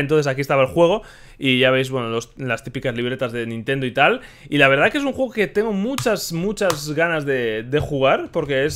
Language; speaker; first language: Spanish; native; Spanish